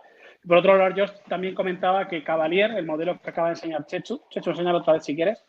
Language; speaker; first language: Spanish; native; Spanish